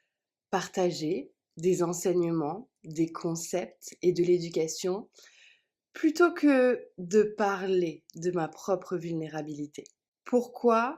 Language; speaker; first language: French; native; French